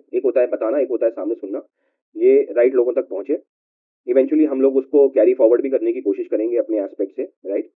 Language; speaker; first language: Hindi; native; Hindi